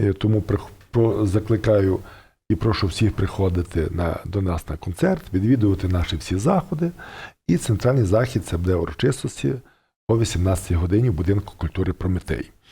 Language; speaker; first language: Ukrainian; native; Ukrainian